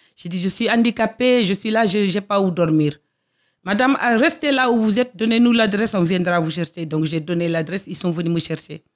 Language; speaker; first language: French; non-native, local second language; Fula